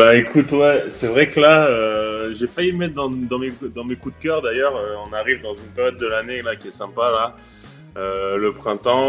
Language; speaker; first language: French; native; French